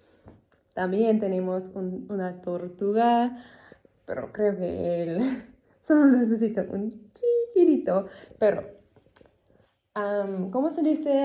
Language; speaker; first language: Spanish; non-native, learner; English